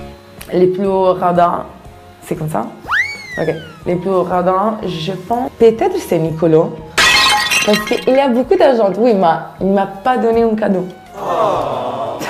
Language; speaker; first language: French; non-native, learner; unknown